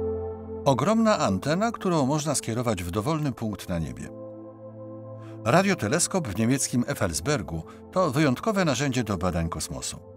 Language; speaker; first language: Polish; native; Polish